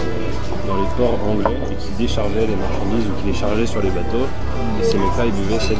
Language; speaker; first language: French; native; French